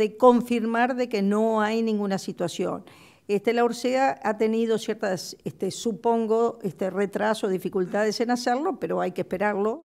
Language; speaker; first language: Spanish; native; Spanish